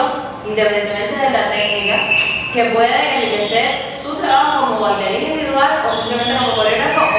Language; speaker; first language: Spanish; native; Spanish